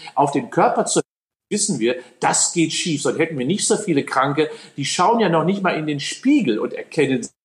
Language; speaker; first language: German; native; German